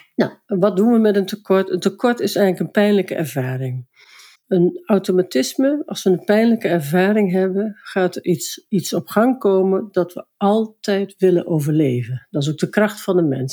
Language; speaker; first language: Dutch; native; Dutch